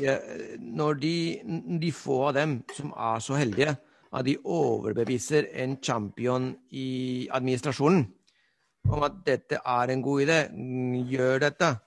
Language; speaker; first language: Norwegian; non-native, fluent; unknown